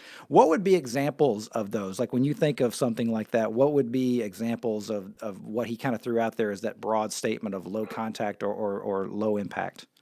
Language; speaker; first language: English; native; English